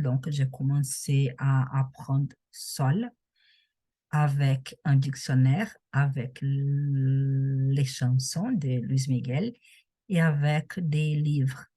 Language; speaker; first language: French; non-native, learner; Portuguese